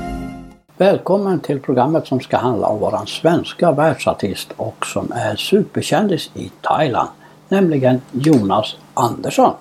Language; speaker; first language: Swedish; native; Swedish